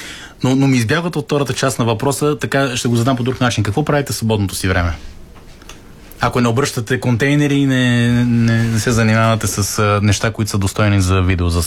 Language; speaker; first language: Bulgarian; native; Bulgarian